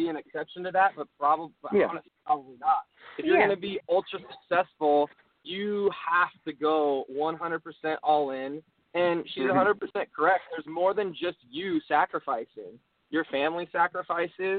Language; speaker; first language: English; native; English